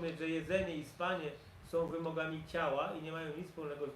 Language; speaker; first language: Polish; native; Polish